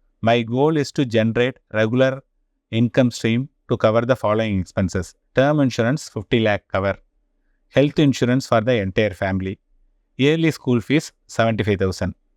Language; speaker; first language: English; non-native, local second language; Tamil